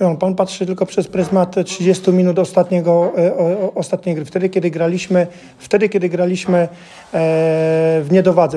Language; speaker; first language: Polish; non-native, fluent; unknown